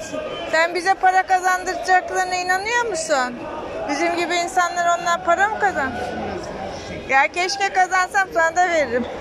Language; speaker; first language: Turkish; native; Turkish